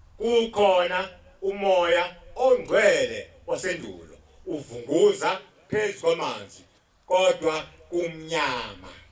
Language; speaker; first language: Zulu; native; Zulu